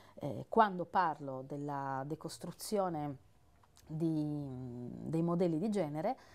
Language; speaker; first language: Italian; native; Italian